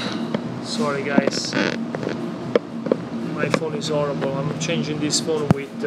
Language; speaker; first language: English; non-native, fluent; Italian